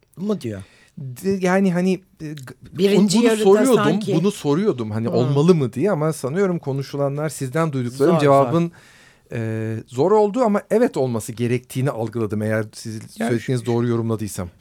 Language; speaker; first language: Turkish; native; Turkish